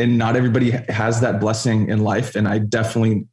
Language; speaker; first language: English; native; English